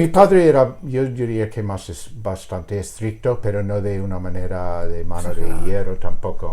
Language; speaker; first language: Spanish; non-native, fluent; English